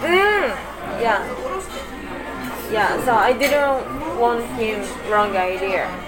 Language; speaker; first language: English; non-native, learner; Japanese